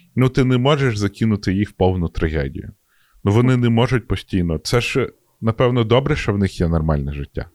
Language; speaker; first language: Ukrainian; non-native, local second language; Russian